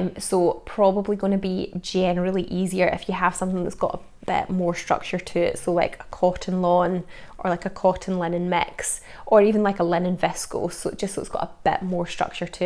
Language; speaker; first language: English; native; English